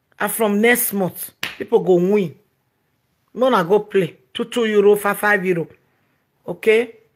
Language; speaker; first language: Nigerian Pidgin; non-native, local second language; Yoruba